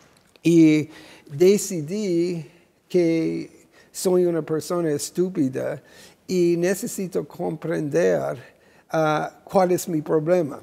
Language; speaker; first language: Spanish; non-native, fluent; English